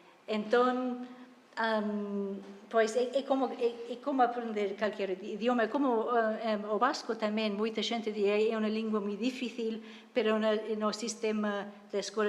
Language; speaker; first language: Galician; non-native, fluent; English